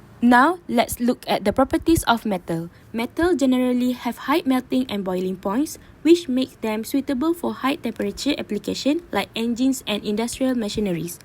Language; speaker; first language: English; non-native, local second language; Malay